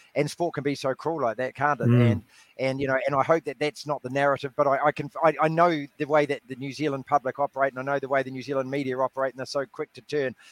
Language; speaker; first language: English; native; English